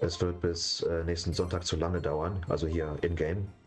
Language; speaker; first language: German; native; German